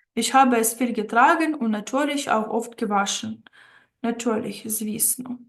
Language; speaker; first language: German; non-native, fluent; Ukrainian